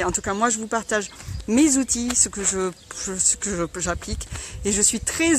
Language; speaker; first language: French; native; French